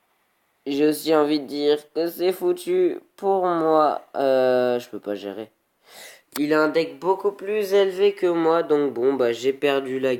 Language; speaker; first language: French; native; French